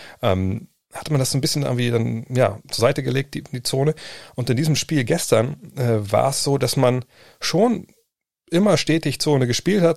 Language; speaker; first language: German; native; German